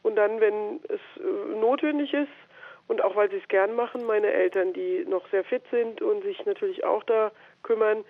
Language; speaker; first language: German; native; German